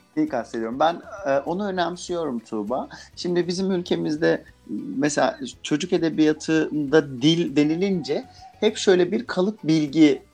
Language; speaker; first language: Turkish; native; Turkish